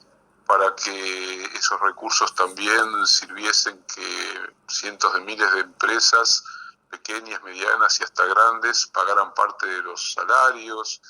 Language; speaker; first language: Spanish; native; Spanish